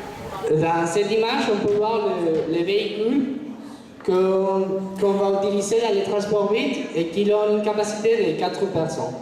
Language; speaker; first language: French; non-native, fluent; Spanish